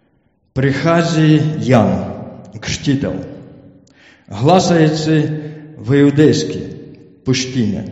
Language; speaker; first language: Czech; non-native, learner; Ukrainian